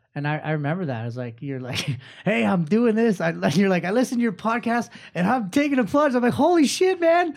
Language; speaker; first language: English; native; English